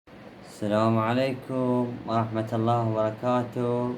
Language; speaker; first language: Arabic; native; Arabic